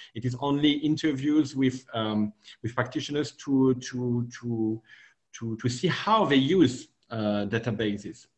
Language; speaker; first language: English; non-native, fluent; French